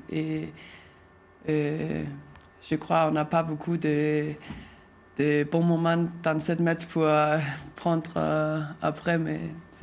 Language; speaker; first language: French; non-native, learner; Danish